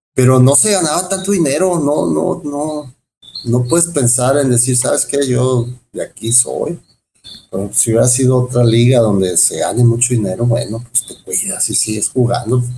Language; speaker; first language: Spanish; native; Spanish